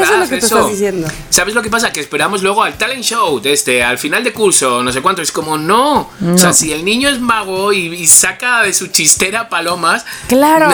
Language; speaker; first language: Spanish; native; Spanish